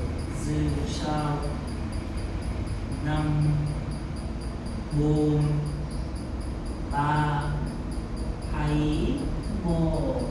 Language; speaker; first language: Vietnamese; non-native, learner; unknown